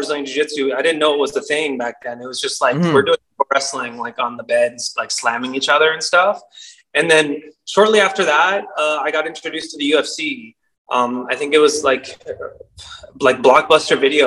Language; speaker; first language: English; native; English